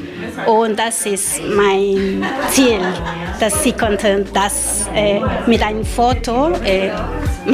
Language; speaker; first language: German; non-native, learner; Spanish